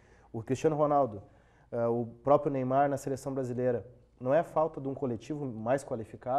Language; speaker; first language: Portuguese; native; Portuguese